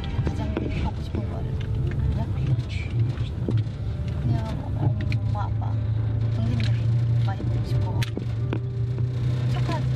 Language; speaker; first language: Korean; non-native, fluent; Khmer